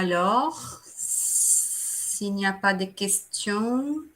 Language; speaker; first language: French; non-native, fluent; Portuguese